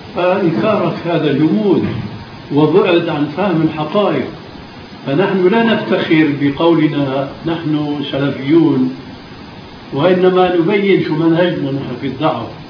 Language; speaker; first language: Arabic; early bilingual, other home language; Albanian